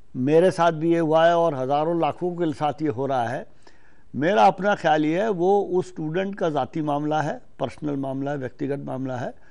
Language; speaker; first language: Hindi; native; Hindi